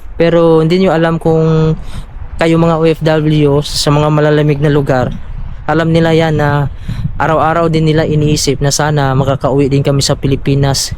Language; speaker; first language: Filipino; non-native, local second language; Cebuano